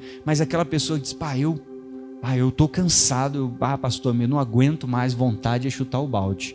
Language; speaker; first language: Portuguese; native; Portuguese